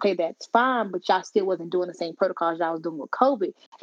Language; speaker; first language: English; native; English